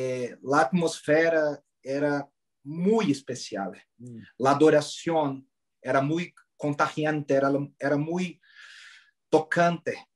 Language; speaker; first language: Spanish; non-native, learner; Portuguese